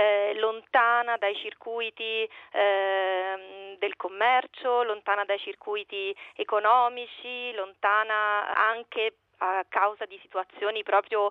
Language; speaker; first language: Italian; native; Italian